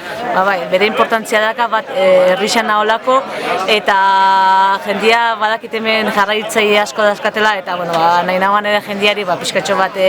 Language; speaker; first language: Basque; native; Basque